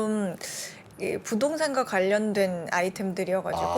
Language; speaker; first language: Korean; native; Korean